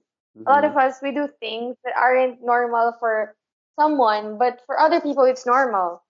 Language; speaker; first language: English; non-native, local second language; Filipino